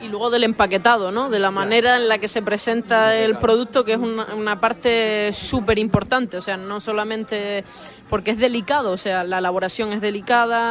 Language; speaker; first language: Spanish; native; Spanish